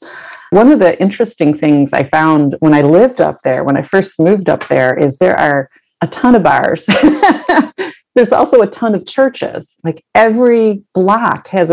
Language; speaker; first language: English; native; English